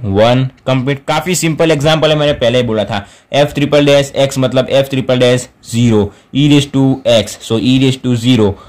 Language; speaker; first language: Hindi; non-native, local second language; Gujarati